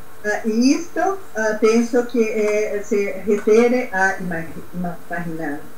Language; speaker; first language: Spanish; non-native, learner; Portuguese